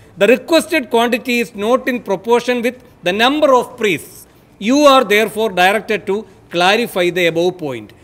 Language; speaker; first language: English; non-native, local second language; Malayalam